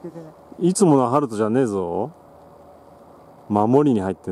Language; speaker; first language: Japanese; native; Japanese